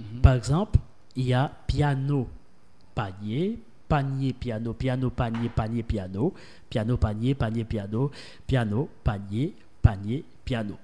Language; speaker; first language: French; non-native, local second language; Haitian Creole